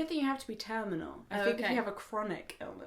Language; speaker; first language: English; native; English